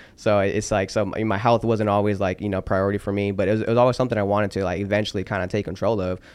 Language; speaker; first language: English; early bilingual, other home language; Polish